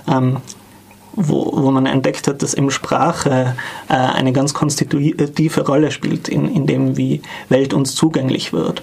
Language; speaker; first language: German; native; German